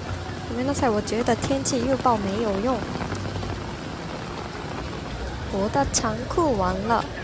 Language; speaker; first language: Chinese; non-native, learner; Japanese